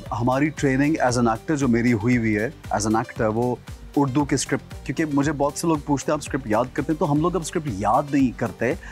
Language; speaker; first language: Urdu; native; Urdu